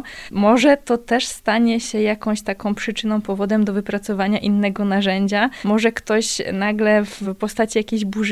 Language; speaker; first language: Polish; native; Polish